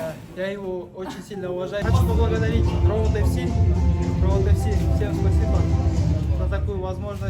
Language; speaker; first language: Russian; non-native, local second language; Kyrgyz